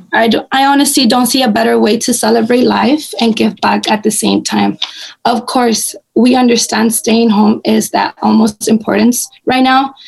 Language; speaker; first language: English; early bilingual, other home language; Spanish